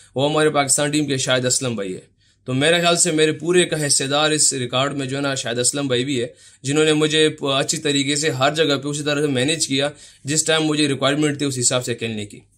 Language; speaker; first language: Urdu; non-native, local second language; Pashto